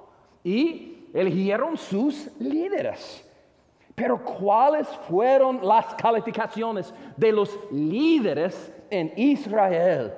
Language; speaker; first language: Spanish; non-native, fluent; English